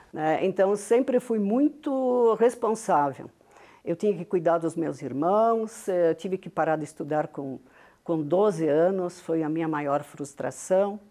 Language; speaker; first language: Portuguese; non-native, local second language; Venetian